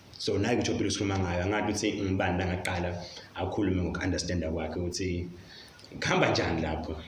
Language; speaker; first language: Zulu; non-native, local second language; Swati